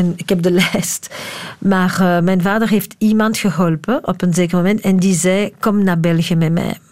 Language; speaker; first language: Dutch; native; Dutch